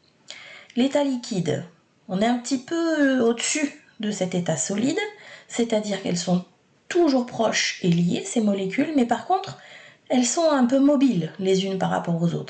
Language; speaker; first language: French; native; French